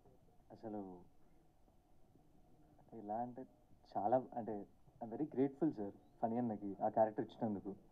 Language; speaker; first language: Telugu; native; Telugu